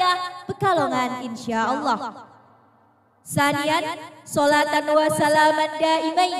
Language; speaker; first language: Arabic; non-native, fluent; Indonesian